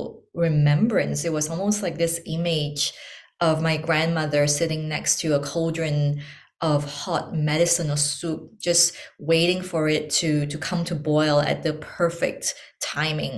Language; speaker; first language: English; non-native, local second language; Chinese